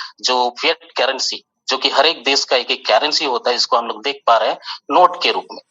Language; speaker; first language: Hindi; native; Hindi